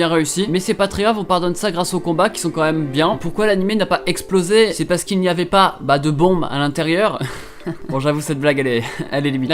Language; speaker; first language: French; native; French